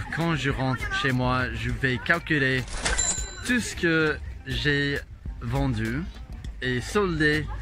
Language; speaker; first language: French; non-native, fluent; English